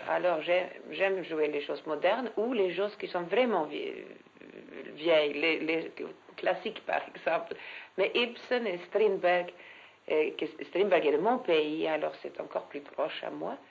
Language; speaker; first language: French; non-native, fluent; Swedish